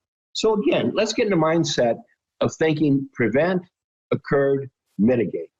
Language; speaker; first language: English; native; English